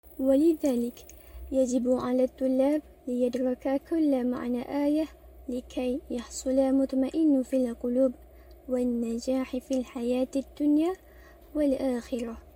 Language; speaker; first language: Arabic; non-native, learner; Malay